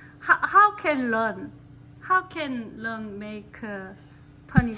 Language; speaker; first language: English; non-native, learner; Korean